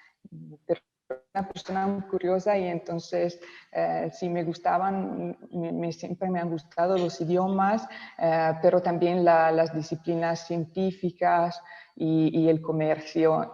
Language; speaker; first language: Spanish; non-native, local second language; Italian